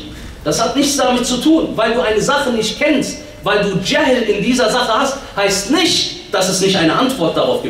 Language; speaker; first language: German; early bilingual, other home language; Arabic